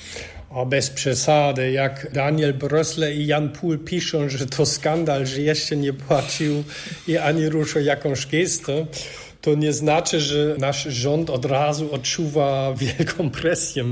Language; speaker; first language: Polish; non-native, fluent; German